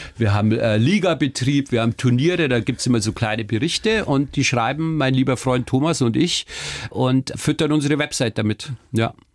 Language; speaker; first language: German; early bilingual, other home language; Turkish